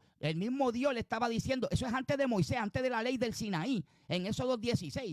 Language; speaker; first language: Spanish; native; Spanish